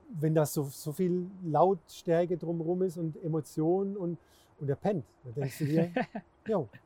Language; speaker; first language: German; native; German